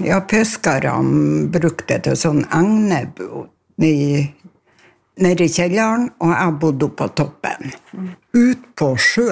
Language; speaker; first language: Norwegian; native; Norwegian